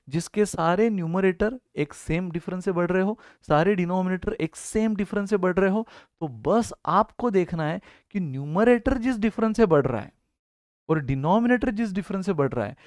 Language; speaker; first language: Hindi; native; Hindi